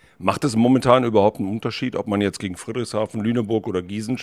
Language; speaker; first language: German; native; German